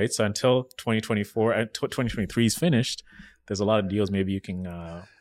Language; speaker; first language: English; early bilingual, other home language; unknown